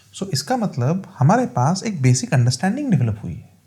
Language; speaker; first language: Hindi; non-native, local second language; Marathi